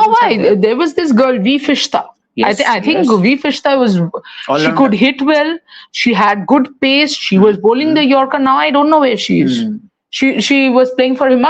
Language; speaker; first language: English; non-native, local second language; Hindi